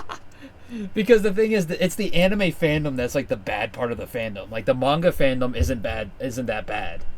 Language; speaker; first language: English; native; English